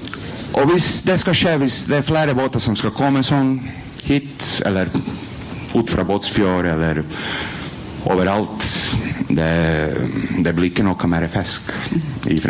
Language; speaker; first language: Norwegian; non-native, fluent; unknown